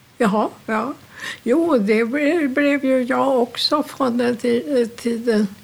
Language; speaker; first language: Swedish; non-native, fluent; German